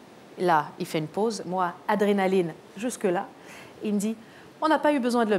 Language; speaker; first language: French; native; French